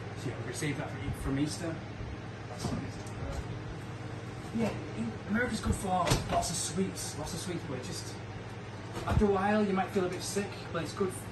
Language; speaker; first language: English; native; English